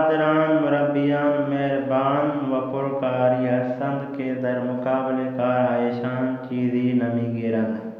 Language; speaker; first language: Persian; non-native, fluent; Urdu